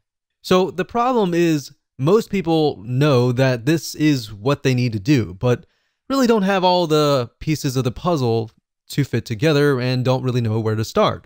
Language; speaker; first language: English; native; English